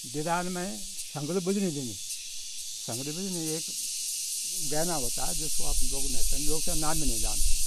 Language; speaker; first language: Hindi; native; Hindi